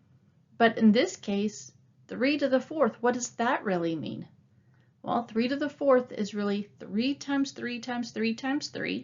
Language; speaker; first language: English; native; English